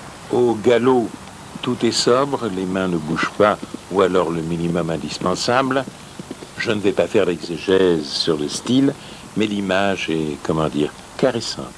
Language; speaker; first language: French; early bilingual, other home language; Russian